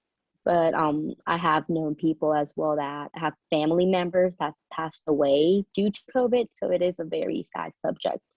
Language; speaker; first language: English; early bilingual, other home language; Spanish